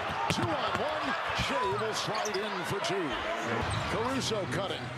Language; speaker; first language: English; native; English